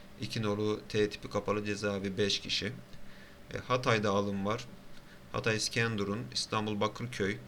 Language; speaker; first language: Turkish; native; Turkish